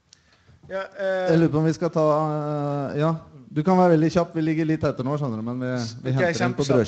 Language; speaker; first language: Norwegian; native; Norwegian